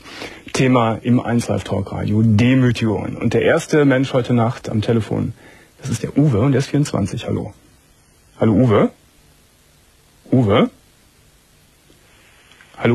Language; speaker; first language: German; native; German